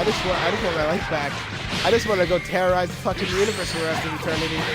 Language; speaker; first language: English; native; English